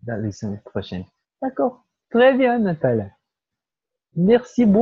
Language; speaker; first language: French; non-native, learner; Portuguese